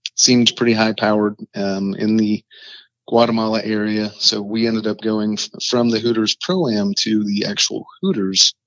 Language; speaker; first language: English; native; English